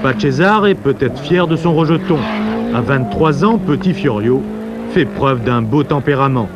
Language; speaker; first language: French; native; French